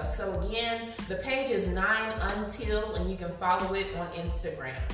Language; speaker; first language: English; native; English